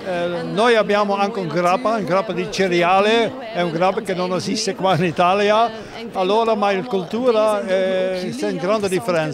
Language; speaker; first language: Italian; non-native, learner; Dutch